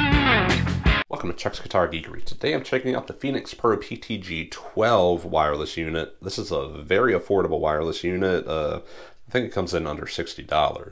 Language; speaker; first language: English; native; English